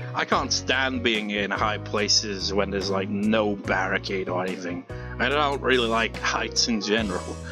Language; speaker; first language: English; native; English